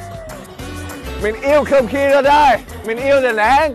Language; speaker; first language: Vietnamese; early bilingual, heritage; Vietnamese